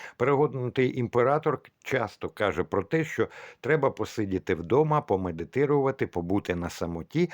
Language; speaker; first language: Ukrainian; non-native, local second language; Russian